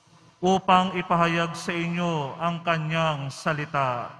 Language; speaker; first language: Filipino; native; Filipino